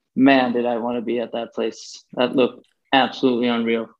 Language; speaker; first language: English; non-native, fluent; Swedish